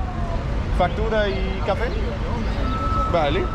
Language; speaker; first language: Spanish; non-native, learner; English